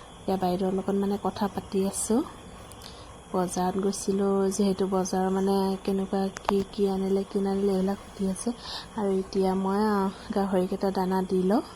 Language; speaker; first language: Assamese; native; Assamese